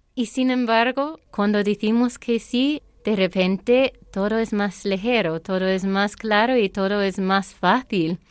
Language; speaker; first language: Spanish; non-native, fluent; English